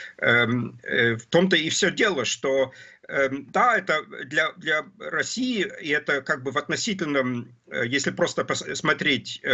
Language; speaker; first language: Russian; non-native, fluent; German